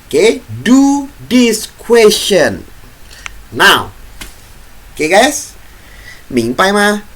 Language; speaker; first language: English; non-native, fluent; Indonesian